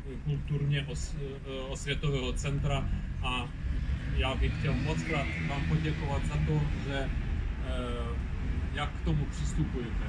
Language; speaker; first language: Czech; non-native, fluent; Ukrainian